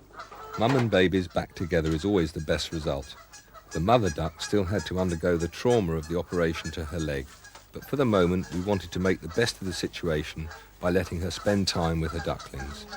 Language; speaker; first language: English; native; English